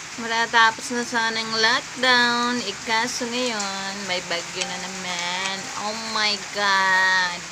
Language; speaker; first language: Filipino; non-native, local second language; Pampanga